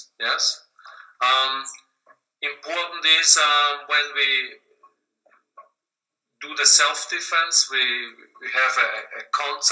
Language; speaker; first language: English; non-native, learner; German